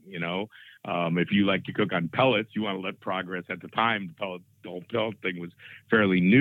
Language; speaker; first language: English; native; English